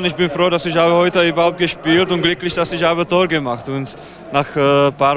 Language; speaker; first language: German; non-native, learner; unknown